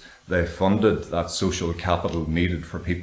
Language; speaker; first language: English; native; English